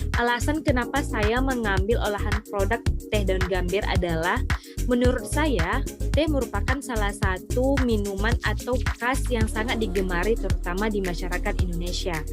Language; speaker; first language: Indonesian; non-native, local second language; Minangkabau